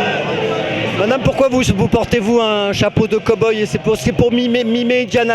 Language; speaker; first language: French; native; French